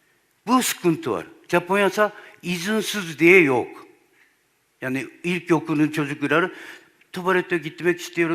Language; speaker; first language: Turkish; non-native, learner; Japanese